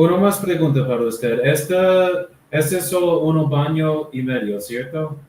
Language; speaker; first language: Spanish; non-native, learner; English